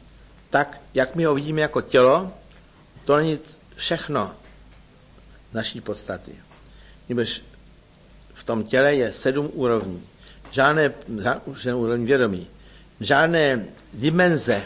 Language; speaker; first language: Czech; native; Czech